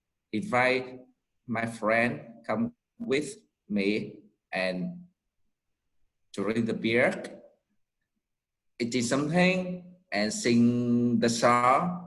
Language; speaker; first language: English; non-native, learner; Vietnamese